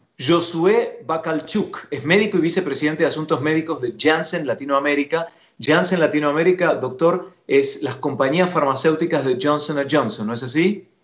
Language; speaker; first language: Spanish; native; Spanish